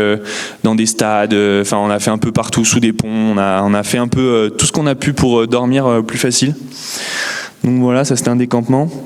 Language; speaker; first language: French; native; French